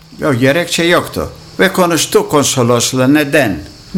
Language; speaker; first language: Turkish; non-native, local second language; Greek